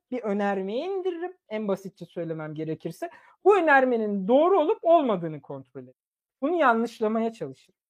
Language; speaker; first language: Turkish; early bilingual, other home language; German